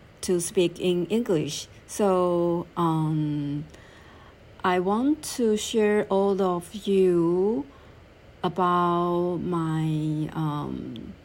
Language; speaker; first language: English; non-native, learner; Chinese